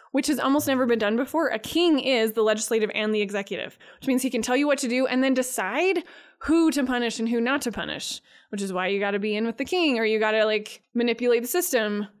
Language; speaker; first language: English; native; English